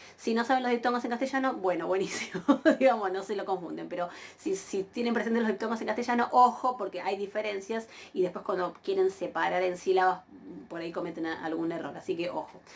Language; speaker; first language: Spanish; native; Spanish